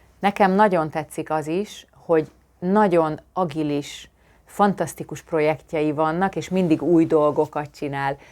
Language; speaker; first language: Hungarian; native; Hungarian